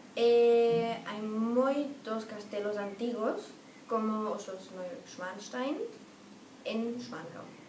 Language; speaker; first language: Galician; non-native, learner; German